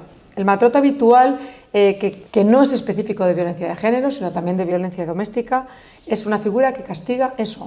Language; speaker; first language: Spanish; native; Spanish